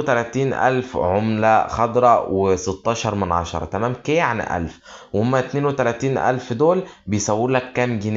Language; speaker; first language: Arabic; native; Arabic